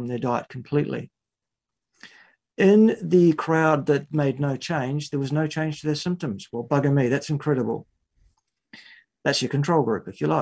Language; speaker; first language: English; native; English